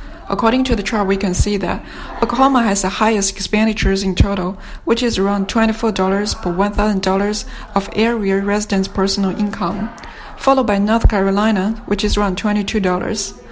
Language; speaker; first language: English; non-native, fluent; Chinese